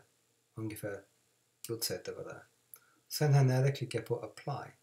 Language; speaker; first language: Swedish; non-native, fluent; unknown